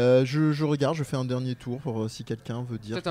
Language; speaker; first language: French; native; French